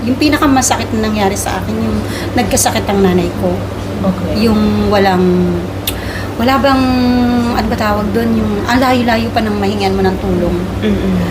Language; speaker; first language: Filipino; native; Filipino